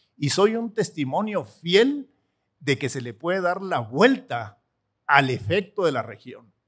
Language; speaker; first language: Spanish; native; Spanish